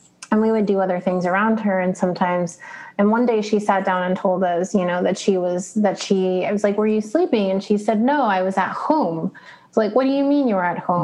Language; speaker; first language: English; early bilingual, other home language; Spanish